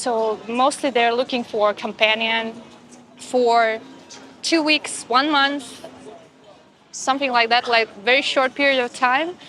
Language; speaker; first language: English; non-native, fluent; Russian